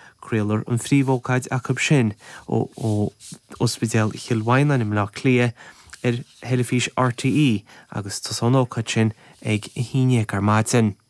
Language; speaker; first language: Irish; native; Irish